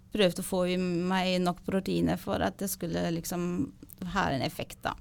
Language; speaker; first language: Norwegian; non-native, fluent; German